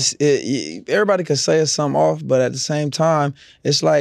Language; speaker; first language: English; native; English